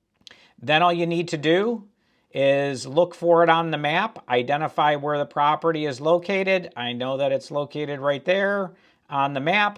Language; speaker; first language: English; native; English